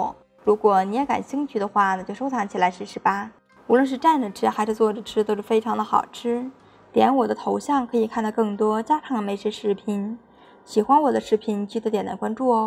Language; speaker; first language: Chinese; native; Chinese